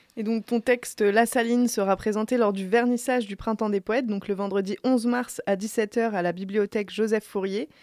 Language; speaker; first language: French; native; French